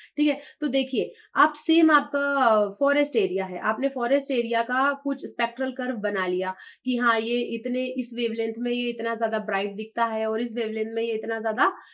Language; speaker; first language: Hindi; native; Hindi